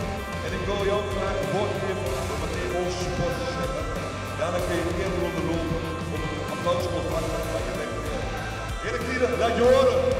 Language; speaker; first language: Dutch; native; Dutch